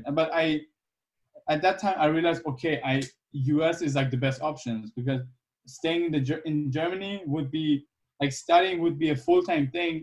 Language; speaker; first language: English; non-native, fluent; German